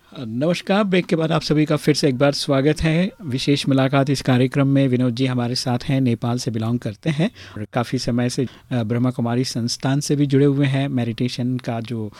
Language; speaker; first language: Hindi; native; Hindi